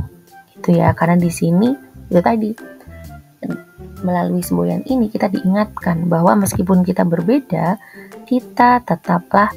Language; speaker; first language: Indonesian; native; Indonesian